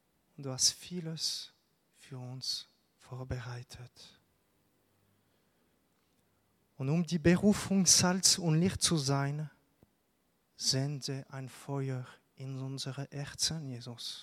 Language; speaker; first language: German; non-native, local second language; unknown